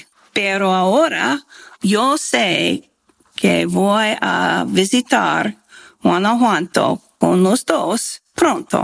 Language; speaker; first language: Spanish; non-native, learner; English